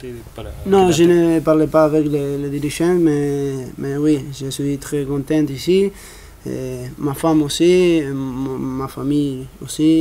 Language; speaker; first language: French; non-native, learner; Spanish